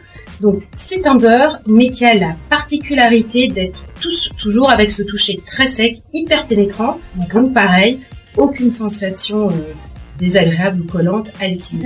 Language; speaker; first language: French; native; French